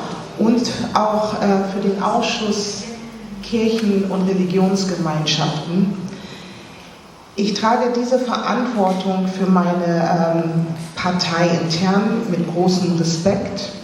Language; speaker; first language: German; early bilingual, other home language; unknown